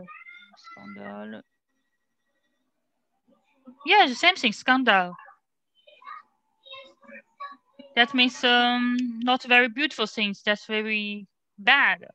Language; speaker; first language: English; non-native, learner; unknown